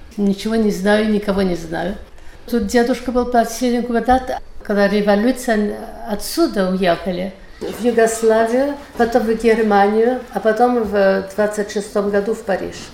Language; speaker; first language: Russian; early bilingual, heritage; Russian